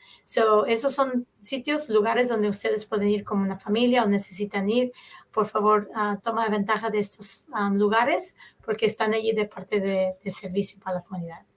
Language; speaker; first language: Spanish; early bilingual, heritage; Spanish